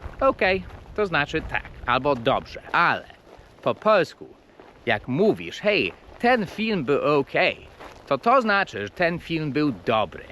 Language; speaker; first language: Polish; non-native, fluent; English